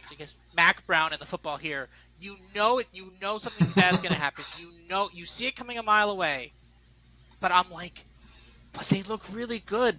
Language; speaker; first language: English; native; English